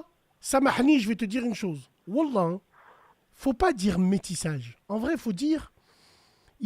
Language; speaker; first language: French; native; French